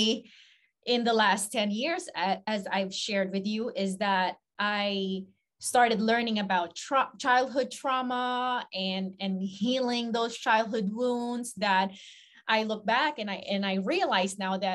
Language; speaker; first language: English; non-native, local second language; Filipino